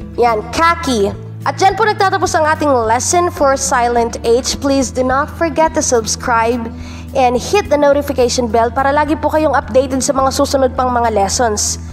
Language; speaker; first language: Filipino; native; Filipino